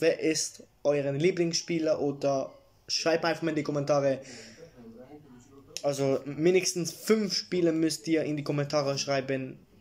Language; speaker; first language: German; early bilingual, other home language; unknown